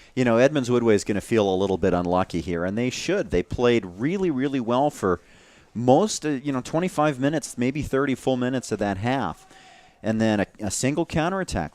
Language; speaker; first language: English; native; English